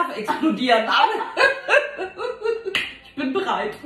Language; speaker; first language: German; native; German